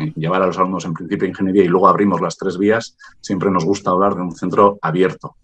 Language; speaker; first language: Spanish; non-native, local second language; Basque